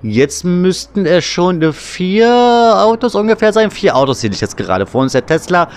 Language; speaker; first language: German; native; German